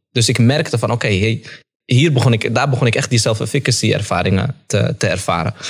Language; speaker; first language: Dutch; early bilingual, other home language; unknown